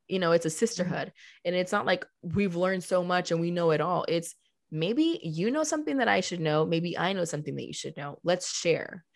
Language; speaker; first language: English; early bilingual, other home language; Spanish